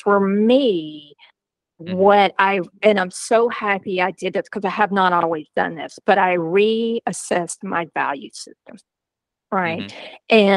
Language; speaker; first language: English; native; English